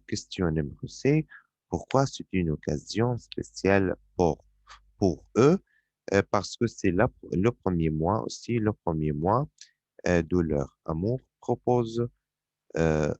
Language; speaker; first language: French; non-native, fluent; Arabic